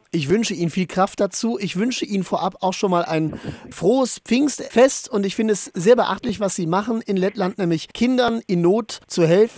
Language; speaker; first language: German; native; German